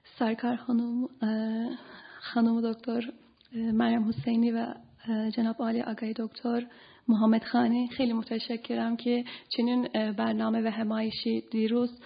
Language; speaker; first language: Persian; non-native, fluent; Turkish